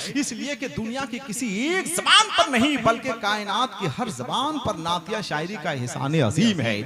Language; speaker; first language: Hindi; native; Hindi